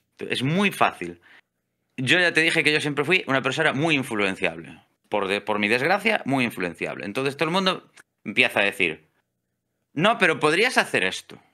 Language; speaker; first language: Spanish; native; Spanish